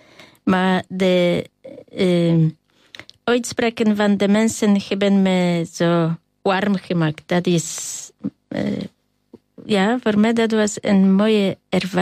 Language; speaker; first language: Dutch; non-native, learner; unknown